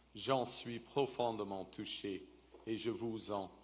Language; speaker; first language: French; non-native, local second language; English